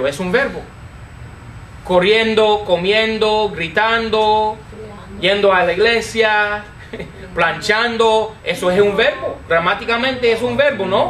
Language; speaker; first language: Spanish; non-native, fluent; English